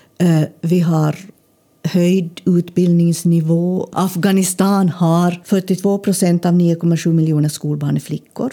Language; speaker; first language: Swedish; native; Swedish